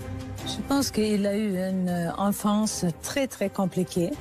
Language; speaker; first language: French; non-native, learner; Swedish